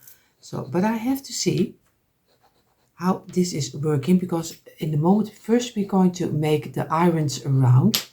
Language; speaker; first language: English; non-native, fluent; Dutch